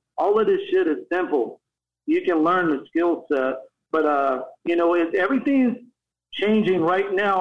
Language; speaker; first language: English; native; English